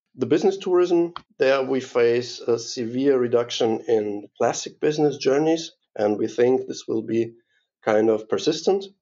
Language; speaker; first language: English; non-native, fluent; German